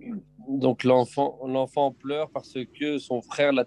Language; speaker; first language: French; native; French